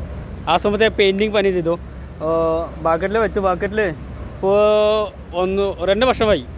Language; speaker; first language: Malayalam; non-native, local second language; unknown